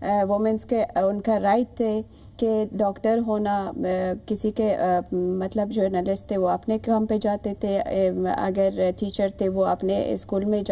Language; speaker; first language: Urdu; non-native, fluent; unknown